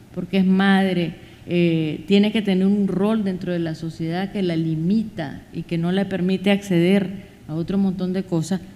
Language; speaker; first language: Spanish; native; Spanish